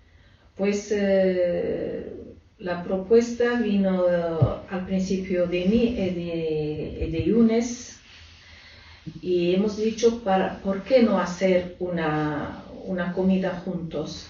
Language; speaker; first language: Spanish; non-native, fluent; Arabic